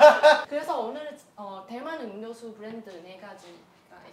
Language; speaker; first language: Korean; non-native, learner; Chinese